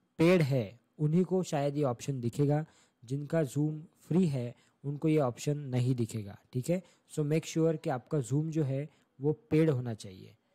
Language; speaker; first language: Hindi; non-native, local second language; Marathi